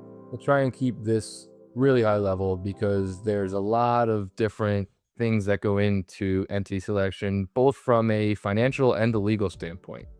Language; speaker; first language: English; native; English